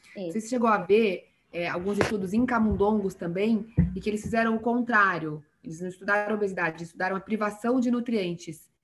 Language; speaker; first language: Portuguese; native; Portuguese